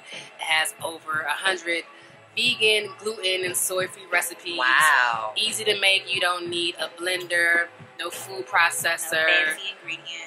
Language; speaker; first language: English; native; English